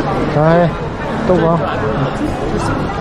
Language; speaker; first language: Korean; non-native, learner; Vietnamese